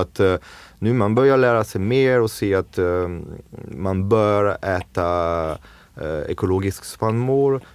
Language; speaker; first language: Swedish; non-native, fluent; French